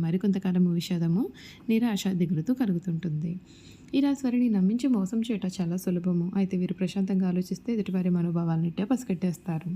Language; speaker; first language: Telugu; native; Telugu